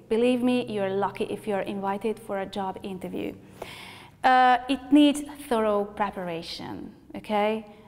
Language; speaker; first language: English; non-native, fluent; Hungarian